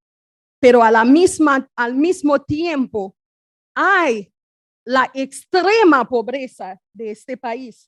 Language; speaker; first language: Spanish; non-native, fluent; Haitian Creole